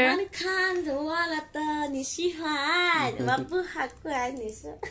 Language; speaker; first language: Chinese; non-native, learner; Nepali